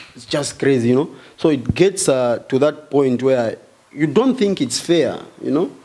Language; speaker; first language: English; non-native, local second language; Swahili